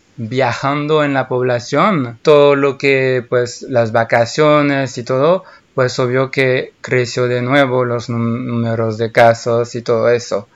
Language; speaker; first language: Spanish; non-native, fluent; French